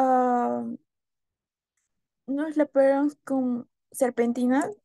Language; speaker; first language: French; non-native, learner; Spanish